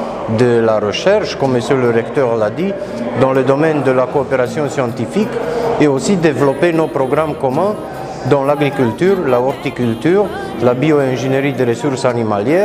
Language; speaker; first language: French; non-native, fluent; Romanian